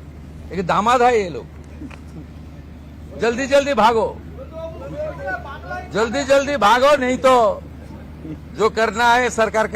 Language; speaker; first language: Hindi; non-native, local second language; Bangla